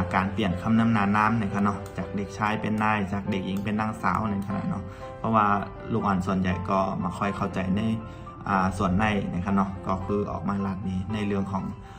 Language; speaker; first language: Thai; non-native, local second language; Shan